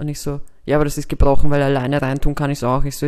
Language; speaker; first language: German; native; German